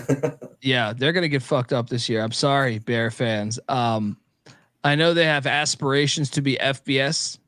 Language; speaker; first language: English; native; English